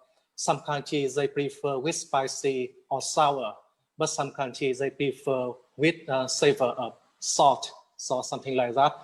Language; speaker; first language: English; non-native, learner; Vietnamese